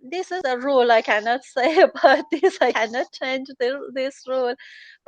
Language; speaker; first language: English; non-native, learner; Persian